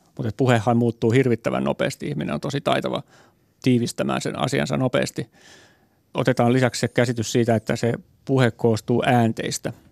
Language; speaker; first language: Finnish; native; Finnish